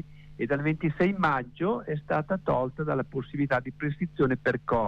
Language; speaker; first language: Italian; native; Italian